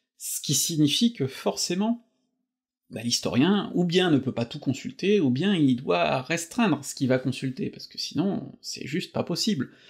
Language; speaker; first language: French; native; French